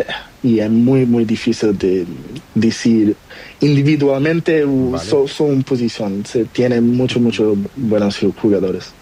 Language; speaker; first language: Spanish; non-native, learner; Portuguese